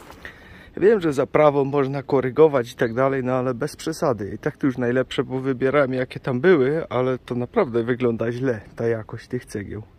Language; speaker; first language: Polish; native; Polish